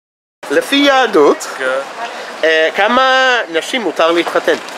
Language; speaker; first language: Hebrew; non-native, fluent; English